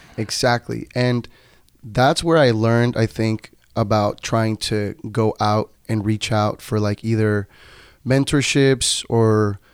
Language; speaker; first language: English; non-native, fluent; Spanish